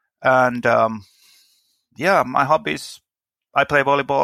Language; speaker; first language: English; non-native, fluent; Finnish